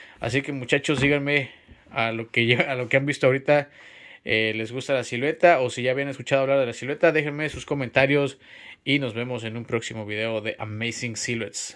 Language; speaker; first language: Spanish; native; Spanish